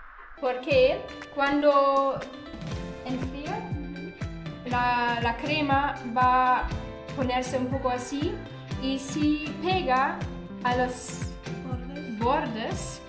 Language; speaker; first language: Spanish; non-native, fluent; German